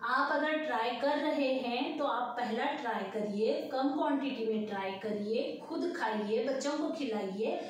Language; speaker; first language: Hindi; non-native, local second language; Urdu